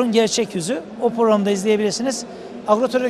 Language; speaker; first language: Turkish; native; Turkish